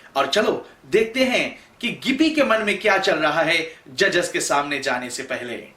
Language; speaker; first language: Hindi; native; Hindi